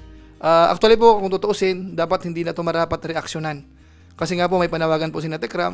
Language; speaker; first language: Filipino; native; Filipino